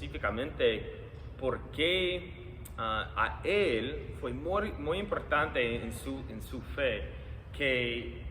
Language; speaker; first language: Spanish; non-native, fluent; English